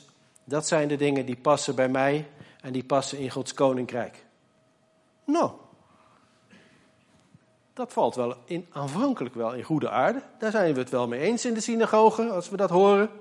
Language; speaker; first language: Dutch; native; Dutch